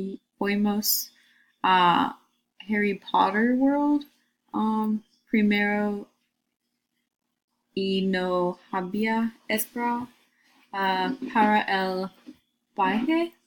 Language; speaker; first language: Spanish; non-native, learner; English